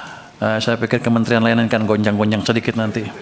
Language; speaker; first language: Indonesian; native; Indonesian